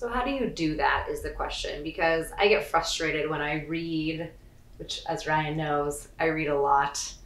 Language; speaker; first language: English; native; English